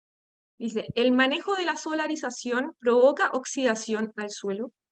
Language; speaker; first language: Spanish; native; Spanish